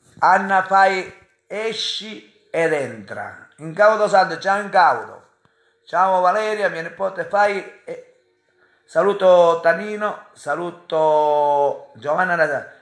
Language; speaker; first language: Italian; native; Italian